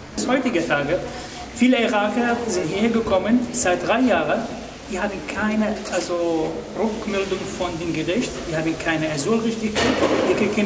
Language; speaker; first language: German; non-native, learner; Arabic